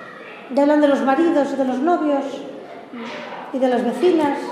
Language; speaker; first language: Spanish; native; Spanish